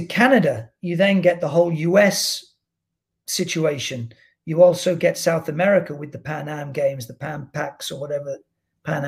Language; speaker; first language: English; native; English